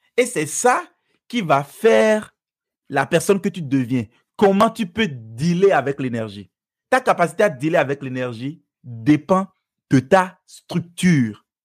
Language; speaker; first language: French; non-native, local second language; Fon